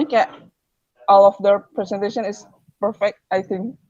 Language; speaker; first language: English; non-native, learner; Indonesian